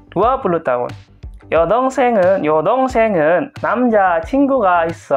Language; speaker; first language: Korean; non-native, fluent; Indonesian